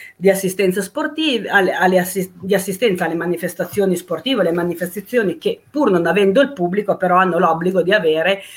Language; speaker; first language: Italian; native; Italian